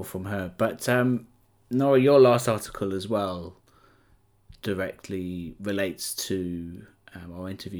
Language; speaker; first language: English; native; English